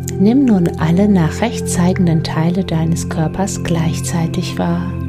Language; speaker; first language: German; native; German